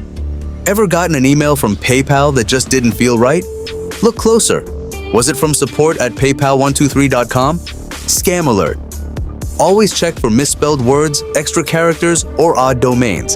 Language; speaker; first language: English; native; English